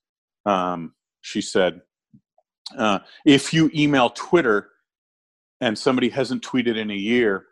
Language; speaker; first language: English; native; English